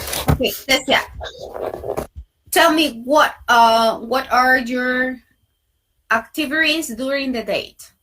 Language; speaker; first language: English; non-native, fluent; Spanish